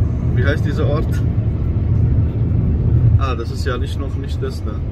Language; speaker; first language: German; non-native, learner; Bosnian